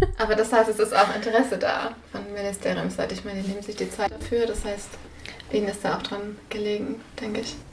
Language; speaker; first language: German; native; German